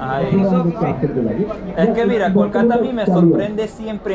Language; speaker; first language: Spanish; early bilingual, heritage; Spanish